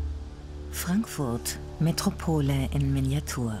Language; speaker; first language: German; native; German